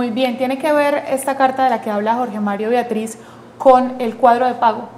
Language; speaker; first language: Spanish; native; Spanish